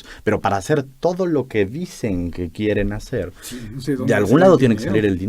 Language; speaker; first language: Spanish; native; Spanish